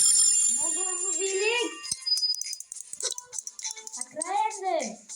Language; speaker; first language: Turkish; non-native, learner; Uzbek